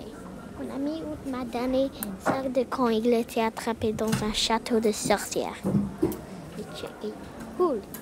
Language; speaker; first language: French; non-native, learner; English